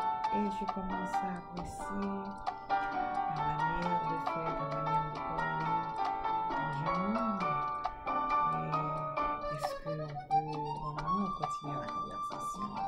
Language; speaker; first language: French; non-native, local second language; Haitian Creole